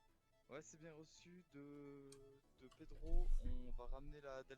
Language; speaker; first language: French; native; French